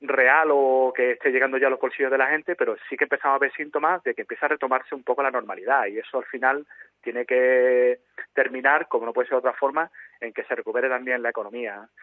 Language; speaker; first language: Spanish; native; Spanish